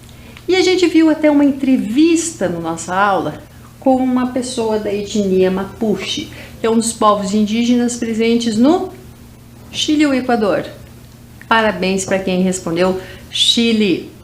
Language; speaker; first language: Portuguese; native; Portuguese